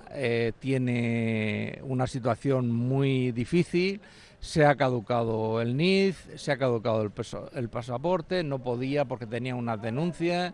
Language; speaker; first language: Spanish; native; Spanish